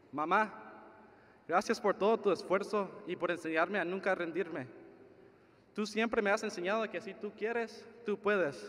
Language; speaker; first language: Spanish; early bilingual, other home language; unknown